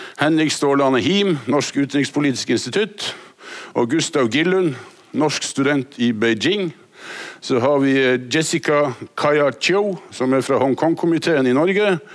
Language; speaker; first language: Norwegian; native; Norwegian